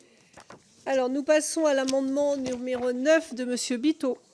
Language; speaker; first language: French; native; French